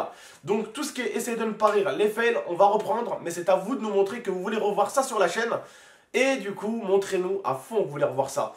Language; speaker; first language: French; native; French